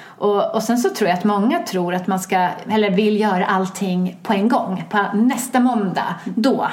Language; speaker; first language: Swedish; native; Swedish